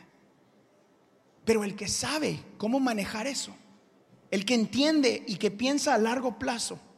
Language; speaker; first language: Spanish; early bilingual, heritage; Spanish